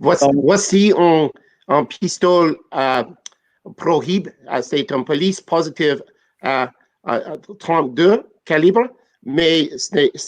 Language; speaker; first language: French; non-native, local second language; English